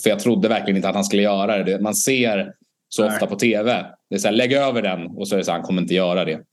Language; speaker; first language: Swedish; native; Swedish